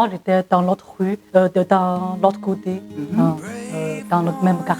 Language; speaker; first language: French; non-native, fluent; Chinese